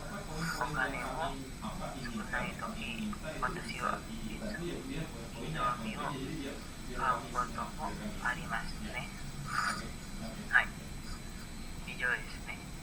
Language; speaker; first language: Japanese; non-native, learner; Indonesian